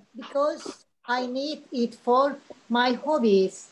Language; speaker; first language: English; non-native, learner; Turkish